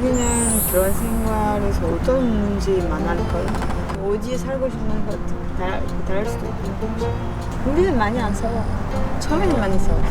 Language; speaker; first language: Korean; non-native, learner; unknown